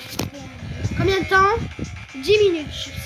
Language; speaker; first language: French; native; French